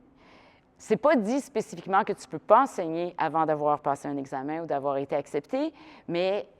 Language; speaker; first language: French; native; French